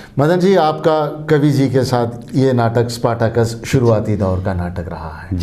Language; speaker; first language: Hindi; non-native, local second language; Kashmiri